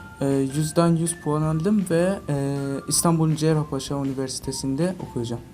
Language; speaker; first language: Turkish; non-native, learner; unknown